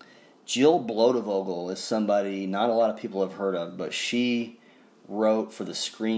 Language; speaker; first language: English; native; English